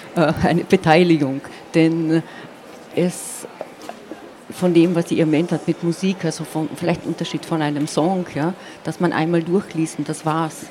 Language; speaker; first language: German; non-native, local second language; Slovenian